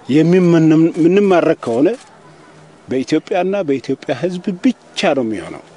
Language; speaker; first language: Amharic; non-native, local second language; Oromo